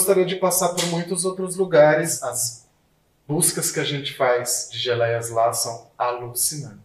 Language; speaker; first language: Portuguese; native; Portuguese